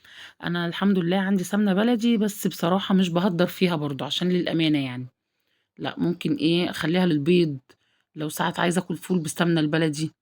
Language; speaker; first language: Arabic; native; Arabic